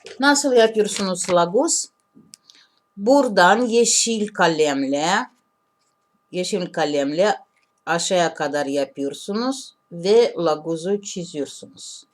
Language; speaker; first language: Turkish; non-native, learner; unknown